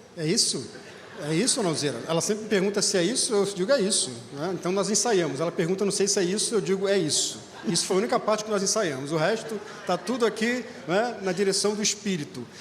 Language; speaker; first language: Portuguese; native; Portuguese